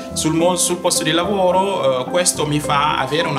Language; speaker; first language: Italian; non-native, fluent; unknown